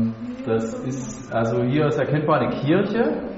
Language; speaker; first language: German; native; German